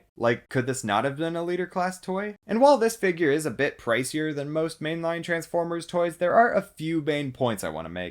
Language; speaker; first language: English; native; English